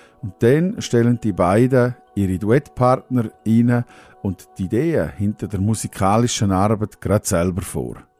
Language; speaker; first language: German; native; German